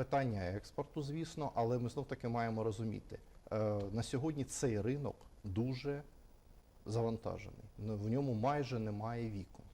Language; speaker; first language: Ukrainian; native; Ukrainian